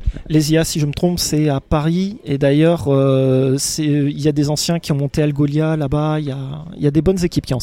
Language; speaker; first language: French; native; French